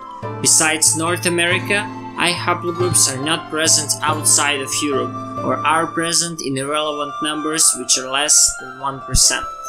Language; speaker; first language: English; non-native, fluent; Serbian